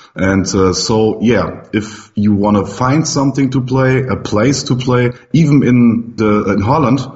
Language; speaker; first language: English; non-native, fluent; German